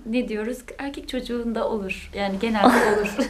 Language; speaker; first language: Turkish; native; Turkish